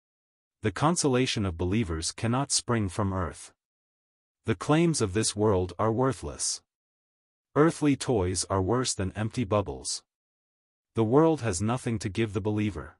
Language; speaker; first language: English; native; English